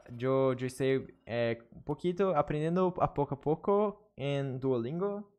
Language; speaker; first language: Spanish; non-native, learner; Portuguese